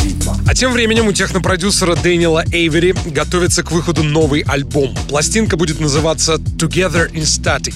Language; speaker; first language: Russian; native; Russian